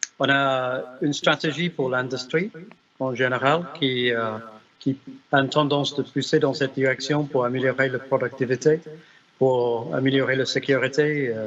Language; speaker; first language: French; non-native, fluent; English